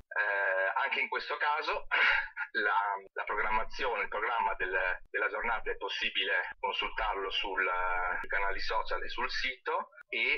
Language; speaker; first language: Italian; native; Italian